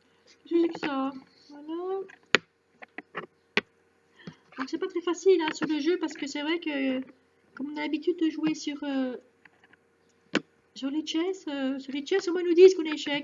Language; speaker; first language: French; native; French